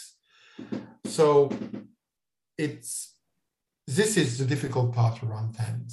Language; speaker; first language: English; non-native, fluent; French